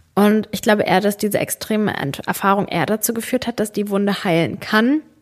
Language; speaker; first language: German; early bilingual, other home language; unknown